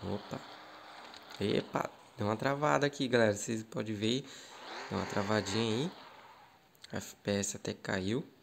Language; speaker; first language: Portuguese; native; Portuguese